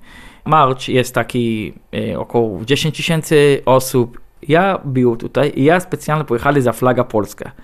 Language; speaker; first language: Polish; non-native, learner; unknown